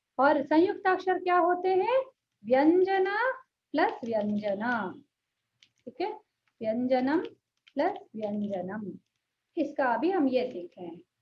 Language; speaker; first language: Hindi; non-native, local second language; Telugu